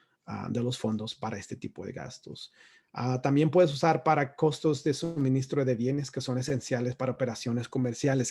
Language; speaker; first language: Spanish; native; Spanish